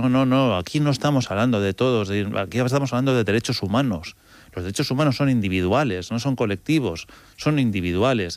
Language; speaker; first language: Spanish; native; Spanish